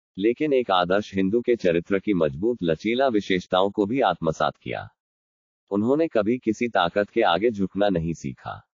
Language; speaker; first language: Hindi; non-native, local second language; Marathi